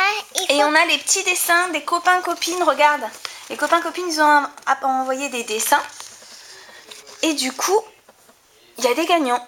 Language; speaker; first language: French; native; French